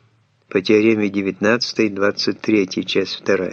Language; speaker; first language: Russian; native; Russian